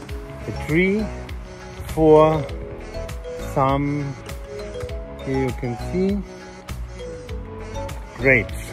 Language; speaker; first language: English; non-native, learner; German